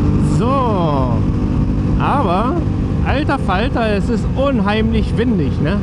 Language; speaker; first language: German; native; German